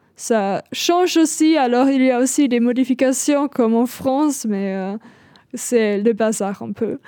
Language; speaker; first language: French; non-native, fluent; German